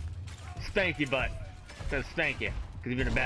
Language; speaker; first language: English; native; English